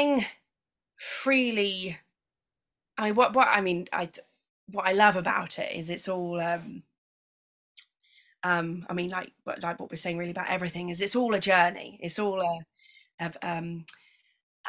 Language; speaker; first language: English; native; English